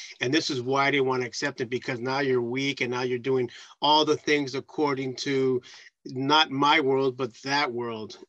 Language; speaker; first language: English; early bilingual, other home language; Spanish